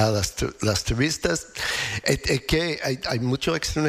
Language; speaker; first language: Spanish; non-native, learner; English